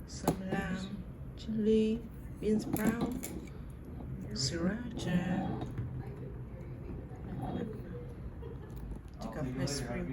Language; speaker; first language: English; non-native, learner; Vietnamese